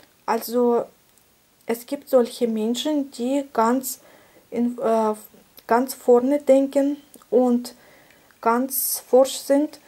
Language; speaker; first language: German; non-native, fluent; Russian